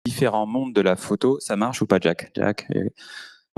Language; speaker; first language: French; native; French